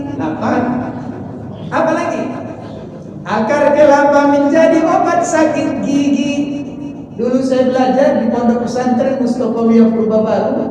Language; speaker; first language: Indonesian; non-native, local second language; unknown